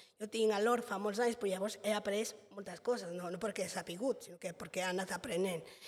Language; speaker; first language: Catalan; non-native, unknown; Spanish